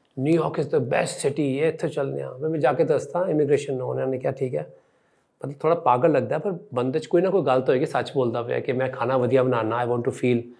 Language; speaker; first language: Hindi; non-native, local second language; Punjabi